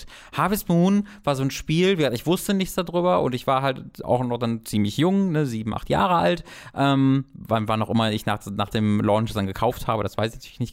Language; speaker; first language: German; native; German